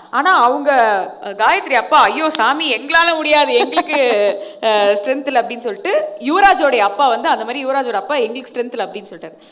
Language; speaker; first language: Tamil; native; Tamil